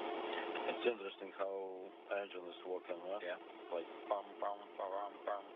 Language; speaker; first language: English; non-native, fluent; Russian